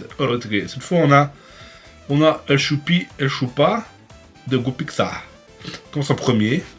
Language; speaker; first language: French; native; French